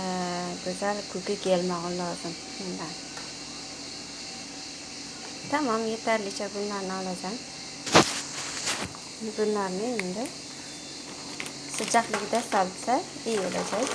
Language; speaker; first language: Turkish; non-native, learner; Uzbek